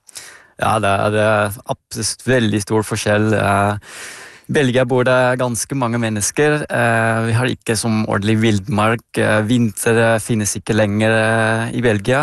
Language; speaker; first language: Norwegian; non-native, fluent; Dutch